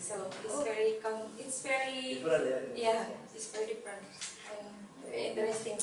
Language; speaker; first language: English; non-native, learner; Indonesian